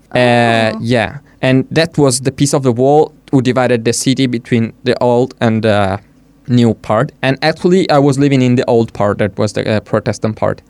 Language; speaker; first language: English; non-native, fluent; Italian